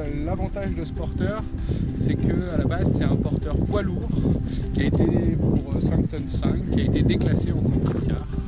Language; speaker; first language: French; native; French